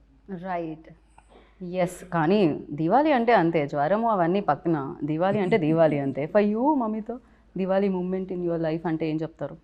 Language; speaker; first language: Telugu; native; Telugu